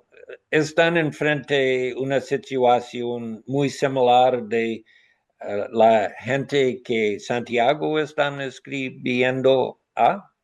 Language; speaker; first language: Spanish; non-native, learner; English